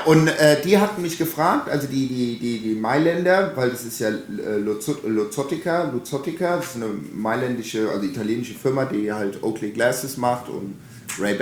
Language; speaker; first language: German; native; German